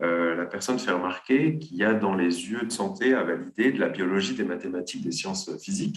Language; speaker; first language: French; native; French